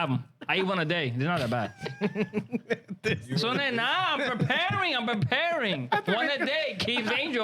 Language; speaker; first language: English; early bilingual, other home language; Spanish